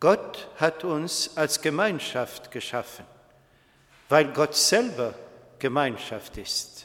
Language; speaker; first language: German; non-native, fluent; Swedish